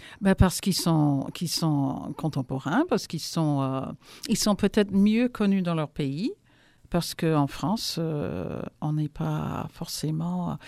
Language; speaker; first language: French; non-native, fluent; English